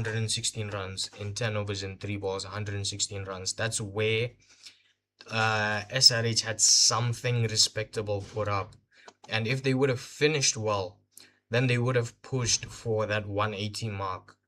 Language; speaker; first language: English; non-native, local second language; Hindi